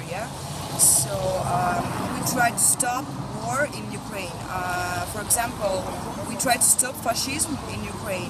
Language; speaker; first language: English; non-native, learner; Russian